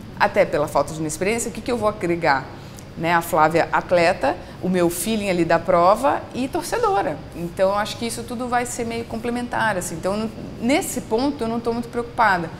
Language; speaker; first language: Portuguese; native; Portuguese